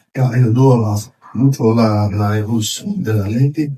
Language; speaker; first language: Spanish; non-native, fluent; Portuguese